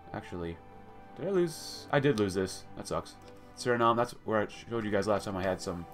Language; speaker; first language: English; native; English